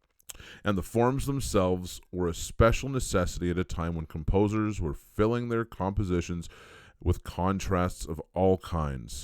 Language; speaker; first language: English; native; English